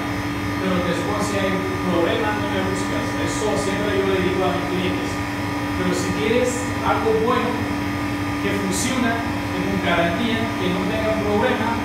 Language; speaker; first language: Spanish; non-native, learner; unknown